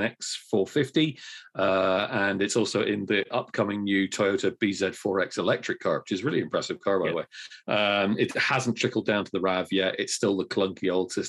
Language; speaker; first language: English; native; English